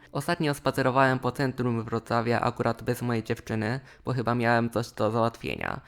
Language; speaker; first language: Polish; non-native, fluent; Japanese